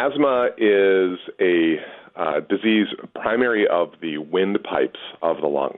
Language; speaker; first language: English; native; English